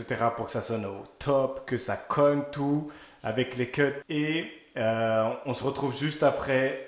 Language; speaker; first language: French; native; French